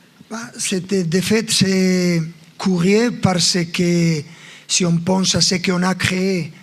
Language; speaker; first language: French; non-native, fluent; Spanish